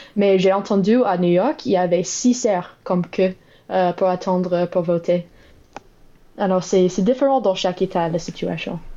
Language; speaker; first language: French; non-native, learner; English